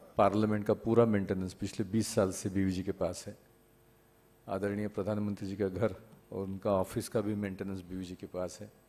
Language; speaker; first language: Hindi; non-native, local second language; Marathi